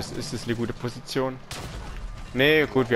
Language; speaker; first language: German; native; German